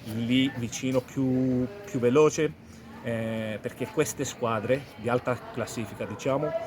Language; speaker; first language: Italian; non-native, fluent; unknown